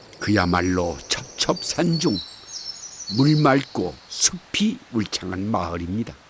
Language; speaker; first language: Korean; native; Korean